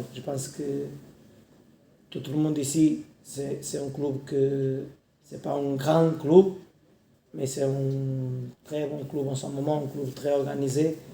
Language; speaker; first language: French; non-native, learner; Portuguese